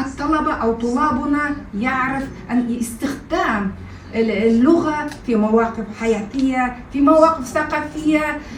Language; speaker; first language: Arabic; non-native, fluent; Kazakh